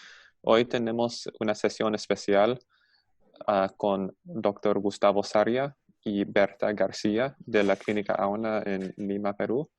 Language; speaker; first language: Spanish; non-native, fluent; English